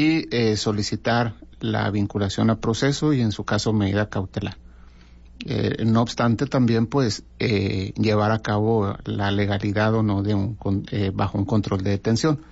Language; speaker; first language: Spanish; native; Spanish